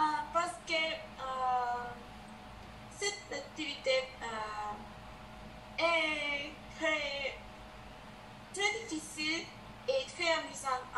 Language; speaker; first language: French; non-native, learner; Spanish